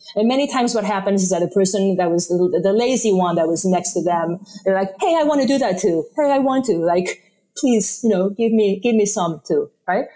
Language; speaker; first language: English; non-native, fluent; Spanish